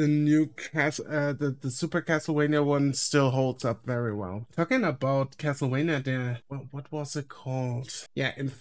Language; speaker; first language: English; non-native, fluent; German